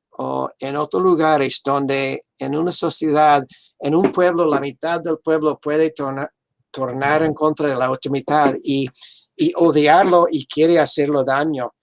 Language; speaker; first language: Spanish; non-native, fluent; English